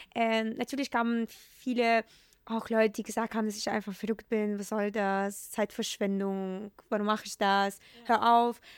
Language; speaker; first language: German; non-native, fluent; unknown